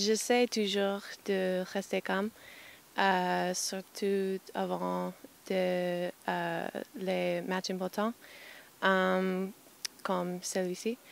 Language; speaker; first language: French; non-native, fluent; English